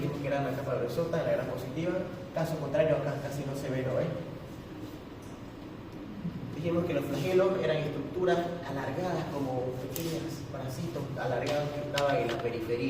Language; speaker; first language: Spanish; native; Spanish